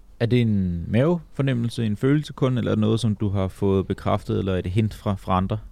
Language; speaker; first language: Danish; native; Danish